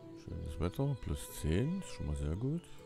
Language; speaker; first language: German; native; German